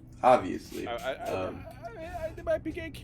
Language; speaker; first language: English; native; English